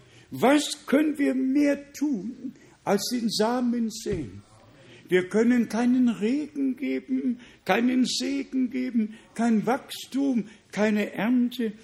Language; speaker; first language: German; native; German